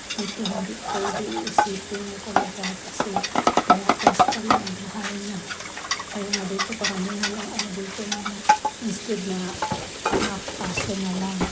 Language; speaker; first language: Filipino; non-native, local second language; Waray